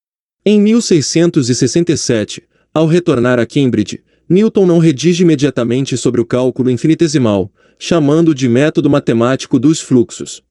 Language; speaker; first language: Portuguese; native; Portuguese